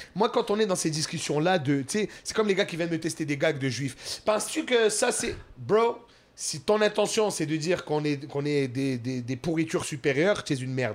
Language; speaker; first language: French; native; French